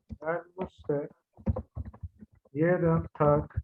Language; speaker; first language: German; non-native, fluent; Turkish